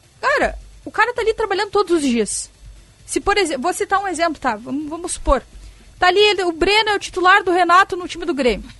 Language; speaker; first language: Portuguese; native; Portuguese